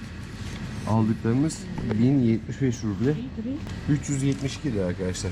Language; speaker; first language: Turkish; native; Turkish